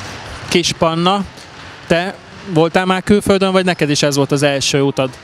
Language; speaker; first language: Hungarian; native; Hungarian